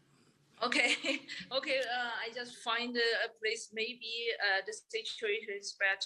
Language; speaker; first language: English; non-native, learner; Chinese